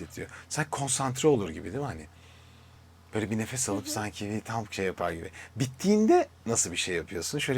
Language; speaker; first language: Turkish; native; Turkish